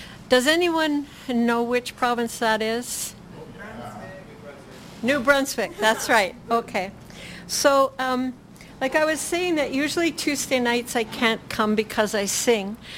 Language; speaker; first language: English; native; English